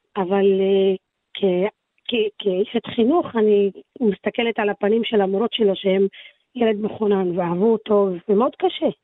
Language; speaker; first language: Hebrew; non-native, local second language; Arabic